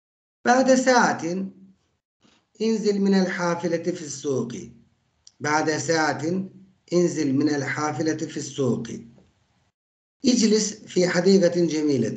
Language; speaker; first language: Arabic; non-native, fluent; Turkish